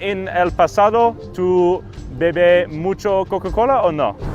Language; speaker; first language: Spanish; non-native, learner; English